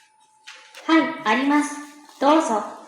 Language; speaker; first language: Japanese; non-native, learner; Indonesian